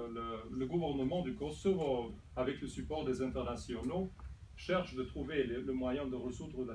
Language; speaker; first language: French; non-native, fluent; Serbian